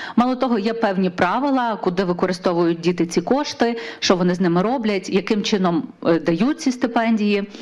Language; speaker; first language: Ukrainian; native; Ukrainian